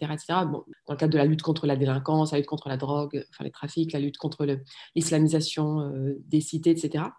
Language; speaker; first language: French; early bilingual, other home language; Riffian